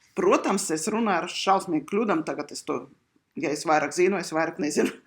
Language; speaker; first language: Latvian; non-native, local second language; Russian